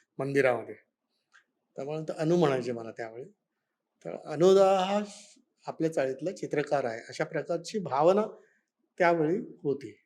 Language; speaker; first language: Marathi; non-native, local second language; Konkani